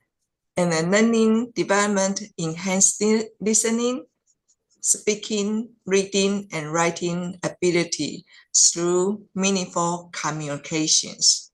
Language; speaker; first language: English; non-native, fluent; Chinese